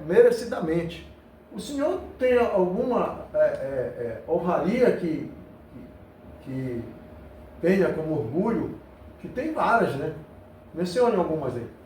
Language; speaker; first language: Portuguese; native; Portuguese